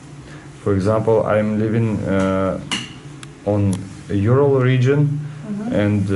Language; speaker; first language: English; non-native, learner; Russian